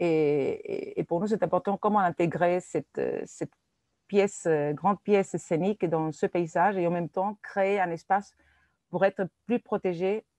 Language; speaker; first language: French; non-native, fluent; Spanish